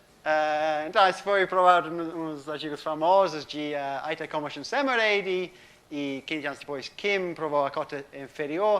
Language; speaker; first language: Portuguese; non-native, fluent; English